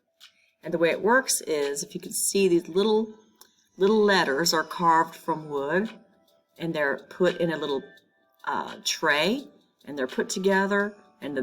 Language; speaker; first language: English; native; English